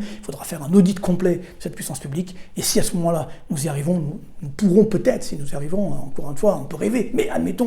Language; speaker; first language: French; native; French